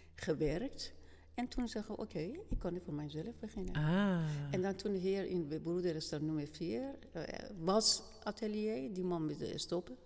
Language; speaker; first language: Dutch; non-native, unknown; Persian